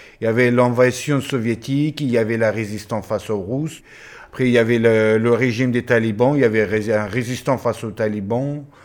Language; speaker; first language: French; non-native, fluent; Pashto